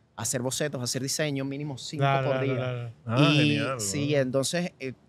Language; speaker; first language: Spanish; native; Spanish